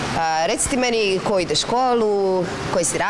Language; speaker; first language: Croatian; native; Croatian